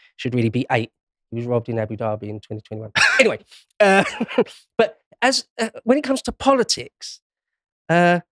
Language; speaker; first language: English; native; English